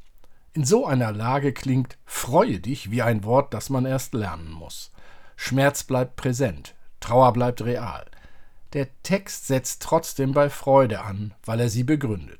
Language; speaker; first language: German; native; German